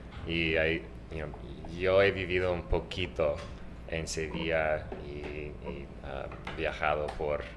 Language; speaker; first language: Spanish; non-native, fluent; English